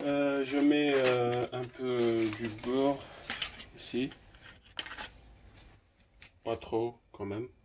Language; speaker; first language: French; non-native, local second language; Arabic